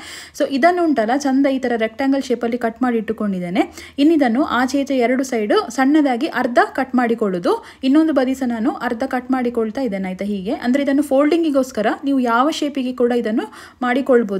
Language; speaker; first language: Kannada; native; Kannada